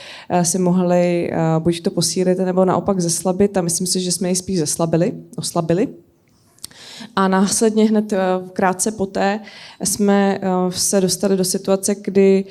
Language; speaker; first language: Czech; native; Czech